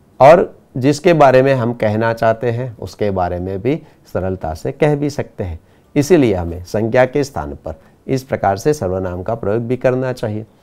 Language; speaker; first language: Hindi; non-native, local second language; Gujarati